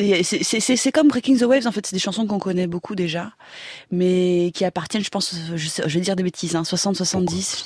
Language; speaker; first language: French; native; French